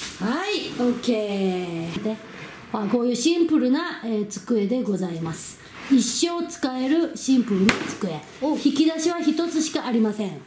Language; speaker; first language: Japanese; non-native, fluent; Korean